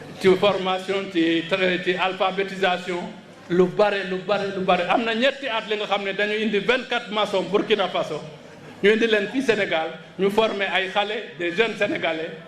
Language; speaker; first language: Wolof; non-native, local second language; Fula